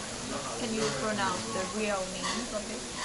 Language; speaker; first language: English; non-native, learner; Lao